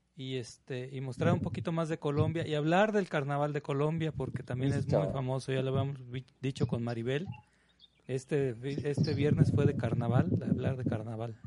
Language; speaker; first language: Spanish; native; Spanish